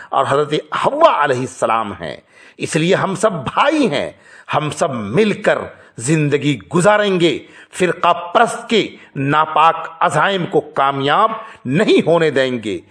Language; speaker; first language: Urdu; native; Urdu